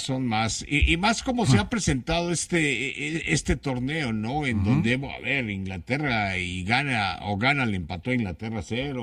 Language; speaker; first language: Spanish; native; Spanish